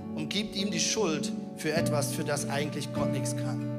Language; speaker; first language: German; native; German